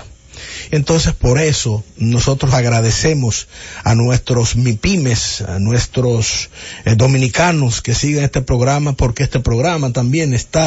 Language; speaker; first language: Spanish; native; Spanish